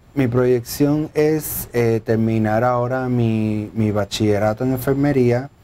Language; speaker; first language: Spanish; early bilingual, heritage; Spanish